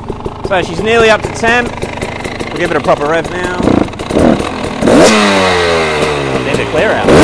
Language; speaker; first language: English; native; English